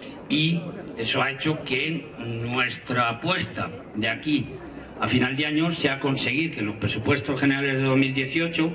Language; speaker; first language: Spanish; native; Spanish